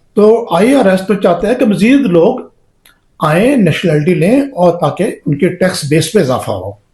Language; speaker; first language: Urdu; native; Urdu